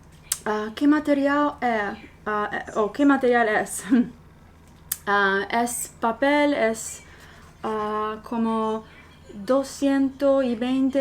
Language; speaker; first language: Spanish; non-native, fluent; English